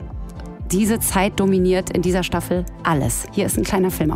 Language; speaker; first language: German; native; German